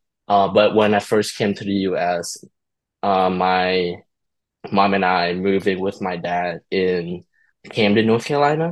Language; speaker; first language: English; early bilingual, other home language; Vietnamese